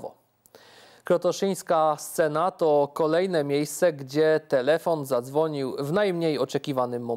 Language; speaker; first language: Polish; native; Polish